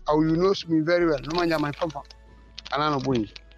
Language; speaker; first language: English; non-native, local second language; Mandingo